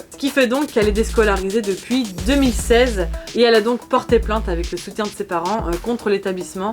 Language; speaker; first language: French; native; French